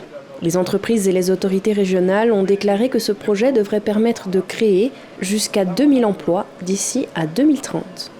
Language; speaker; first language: French; native; French